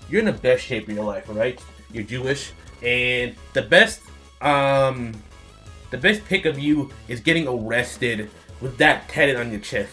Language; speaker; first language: English; native; English